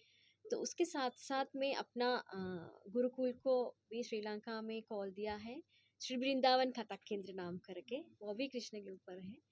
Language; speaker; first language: Hindi; non-native, fluent; Sinhala